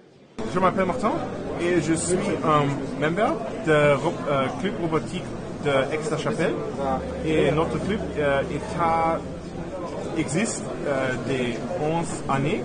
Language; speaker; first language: French; non-native, learner; German